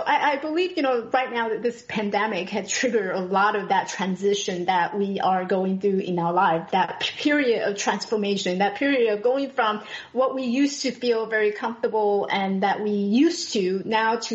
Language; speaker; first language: English; non-native, fluent; Chinese